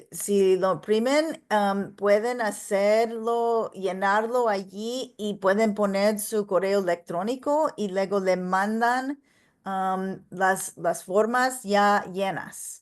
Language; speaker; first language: Spanish; non-native, local second language; English